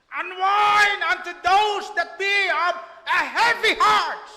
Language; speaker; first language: English; non-native, local second language; Filipino